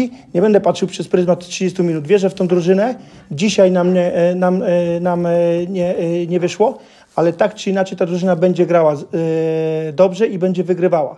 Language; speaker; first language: Polish; non-native, fluent; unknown